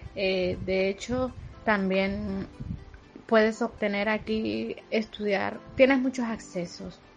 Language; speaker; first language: Spanish; native; Spanish